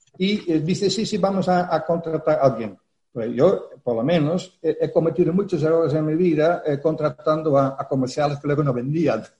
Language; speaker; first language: Spanish; non-native, fluent; Dutch